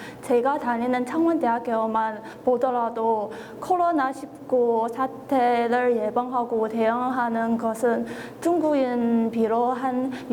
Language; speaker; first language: Korean; non-native, fluent; Chinese